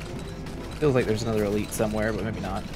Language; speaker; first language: English; native; English